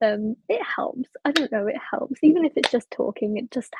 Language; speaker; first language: English; native; English